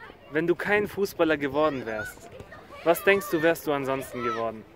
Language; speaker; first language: German; native; German